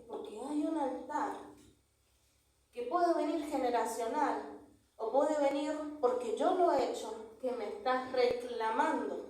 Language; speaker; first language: Spanish; native; Spanish